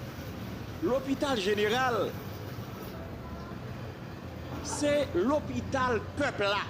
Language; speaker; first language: French; non-native, local second language; Haitian Creole